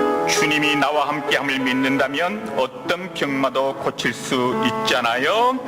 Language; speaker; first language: Korean; native; Korean